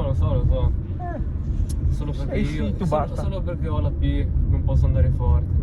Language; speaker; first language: Italian; early bilingual, other home language; Filipino